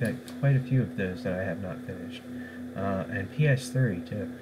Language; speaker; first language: English; native; English